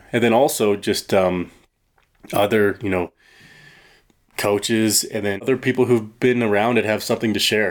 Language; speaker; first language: English; native; English